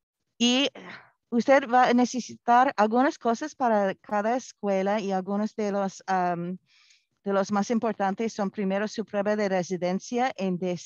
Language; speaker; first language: Spanish; non-native, fluent; English